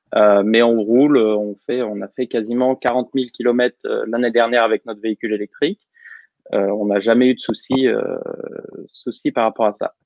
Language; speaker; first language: French; native; French